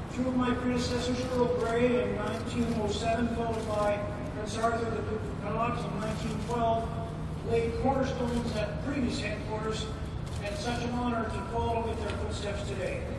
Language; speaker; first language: English; native; English